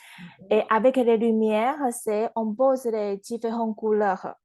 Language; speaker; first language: French; non-native, fluent; Chinese